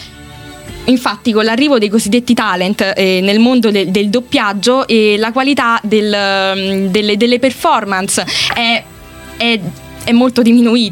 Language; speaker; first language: Italian; native; Italian